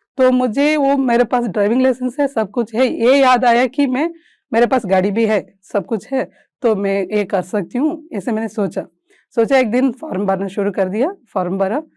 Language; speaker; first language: Hindi; non-native, local second language; Kannada